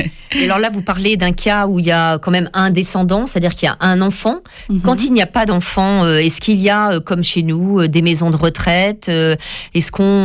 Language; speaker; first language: French; native; French